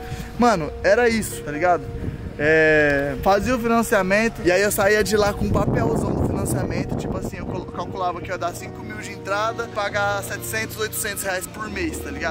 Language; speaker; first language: Portuguese; native; Portuguese